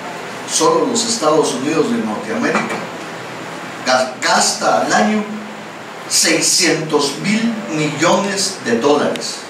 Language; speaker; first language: Spanish; native; Spanish